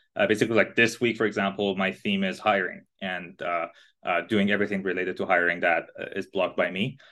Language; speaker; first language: English; non-native, fluent; Persian